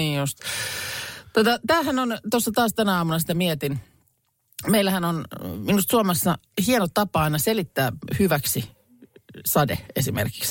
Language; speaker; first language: Finnish; native; Finnish